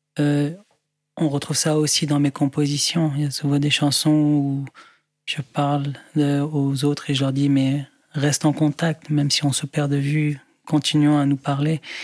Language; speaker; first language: French; non-native, local second language; Arabic